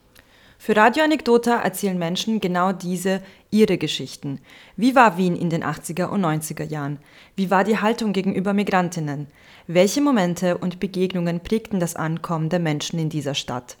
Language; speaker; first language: German; non-native, local second language; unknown